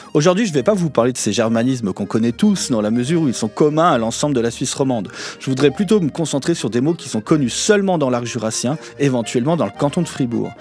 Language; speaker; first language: French; native; French